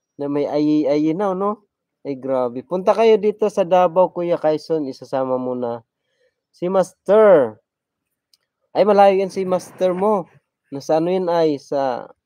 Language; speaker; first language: Filipino; non-native, local second language; Cebuano